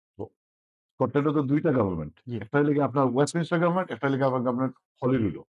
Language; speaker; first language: Bangla; early bilingual, heritage; Bangla